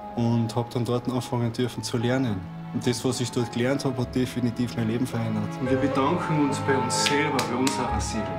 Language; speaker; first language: German; native; German